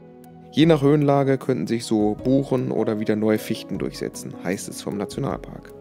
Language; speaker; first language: German; native; German